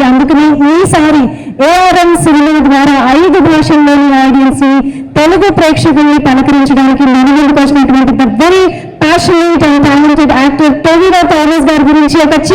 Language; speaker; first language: Telugu; native; Telugu